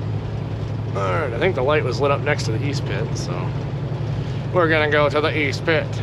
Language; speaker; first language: English; native; English